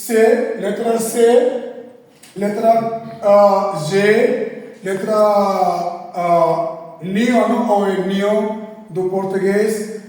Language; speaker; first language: Portuguese; non-native, fluent; Hindi